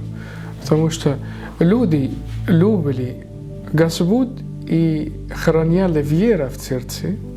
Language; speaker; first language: Russian; non-native, learner; Arabic